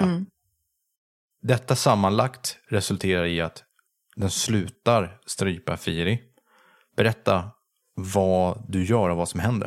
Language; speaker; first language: Swedish; native; Swedish